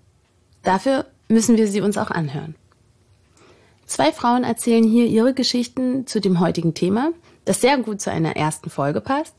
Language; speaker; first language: German; native; German